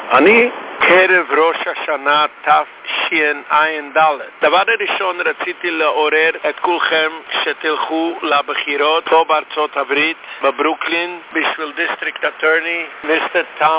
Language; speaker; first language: Hebrew; non-native, fluent; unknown